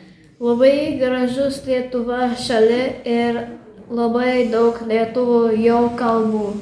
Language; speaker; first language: Lithuanian; non-native, learner; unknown